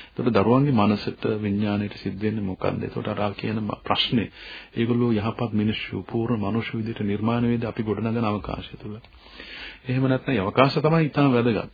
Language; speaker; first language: Sinhala; native; Sinhala